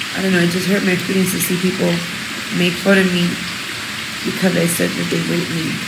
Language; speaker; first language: English; early bilingual, other home language; Spanish